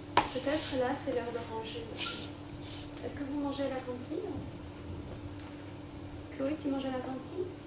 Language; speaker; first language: French; native; French